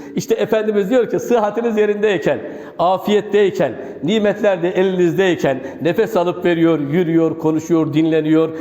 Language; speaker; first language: Turkish; native; Turkish